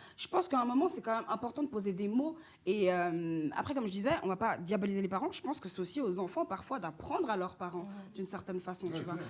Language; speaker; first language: French; early bilingual, other home language; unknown